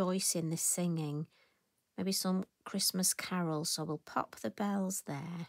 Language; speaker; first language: English; native; English